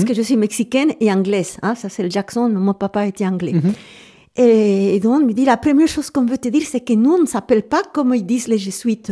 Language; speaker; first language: French; native; French